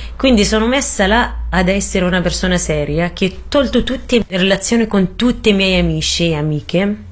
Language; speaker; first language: Italian; non-native, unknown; Arabic